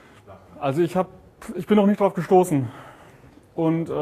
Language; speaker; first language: German; native; German